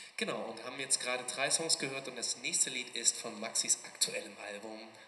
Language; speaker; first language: German; native; German